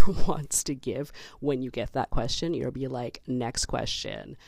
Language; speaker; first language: English; native; English